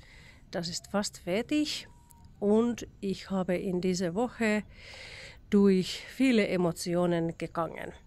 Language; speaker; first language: German; non-native, learner; Finnish